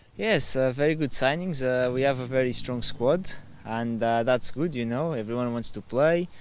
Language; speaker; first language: English; non-native, fluent; Portuguese